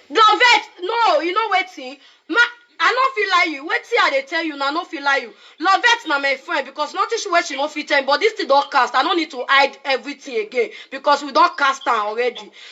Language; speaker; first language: Nigerian Pidgin; non-native, local second language; Yoruba